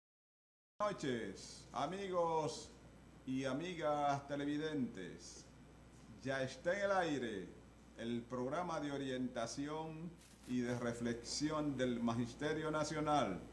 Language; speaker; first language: Spanish; native; Spanish